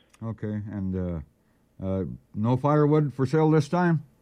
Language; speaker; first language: English; early bilingual, other home language; Spanish